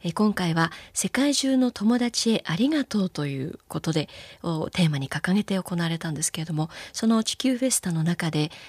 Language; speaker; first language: Japanese; native; Japanese